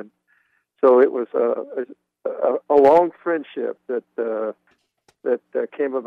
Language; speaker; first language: English; native; English